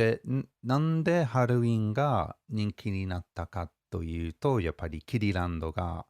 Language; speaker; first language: Japanese; non-native, fluent; English